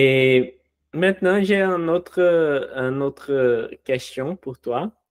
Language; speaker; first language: French; non-native, learner; Portuguese